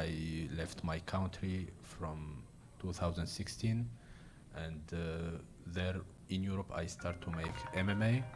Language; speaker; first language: English; non-native, learner; Arabic